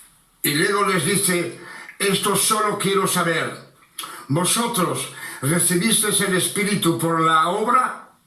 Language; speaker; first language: Spanish; non-native, fluent; French